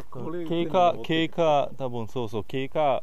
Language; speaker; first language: Japanese; non-native, learner; Russian